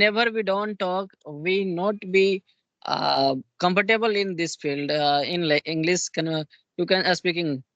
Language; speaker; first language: English; non-native, local second language; Hindi